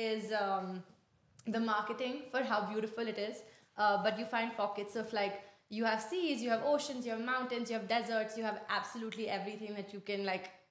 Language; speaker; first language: English; non-native, local second language; Hindi